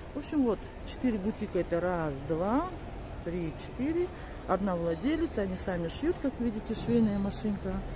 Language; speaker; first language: Russian; non-native, local second language; Kazakh